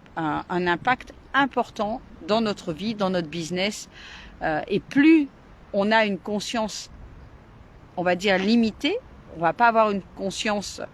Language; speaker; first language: French; native; French